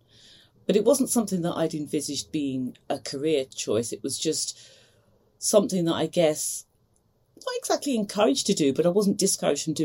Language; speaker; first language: English; native; English